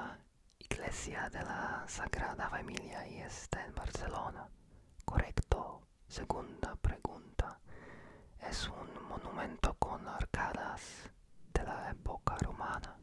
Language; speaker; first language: Spanish; non-native, learner; Polish